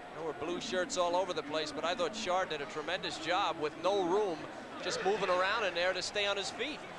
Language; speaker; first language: English; native; English